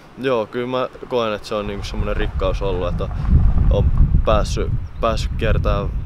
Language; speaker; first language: Finnish; native; Finnish